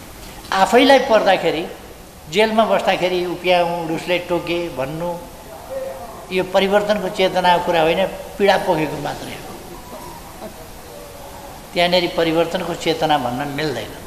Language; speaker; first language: Nepali; native; Nepali